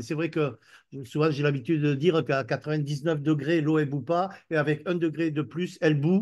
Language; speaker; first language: French; native; French